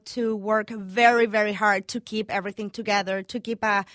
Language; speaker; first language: English; non-native, fluent; Spanish